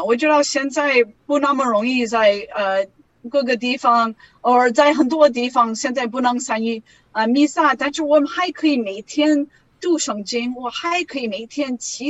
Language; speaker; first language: Chinese; non-native, learner; English